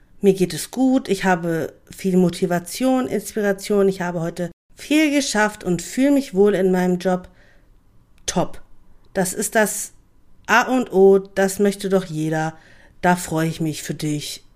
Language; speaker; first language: German; native; German